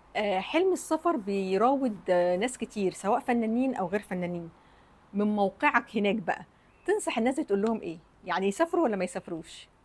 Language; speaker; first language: Egyptian Arabic; native; Egyptian Arabic